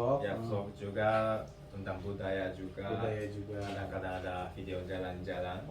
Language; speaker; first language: Indonesian; non-native, learner; Japanese